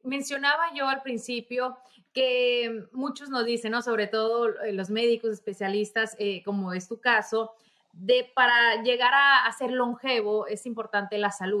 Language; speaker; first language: Spanish; native; Spanish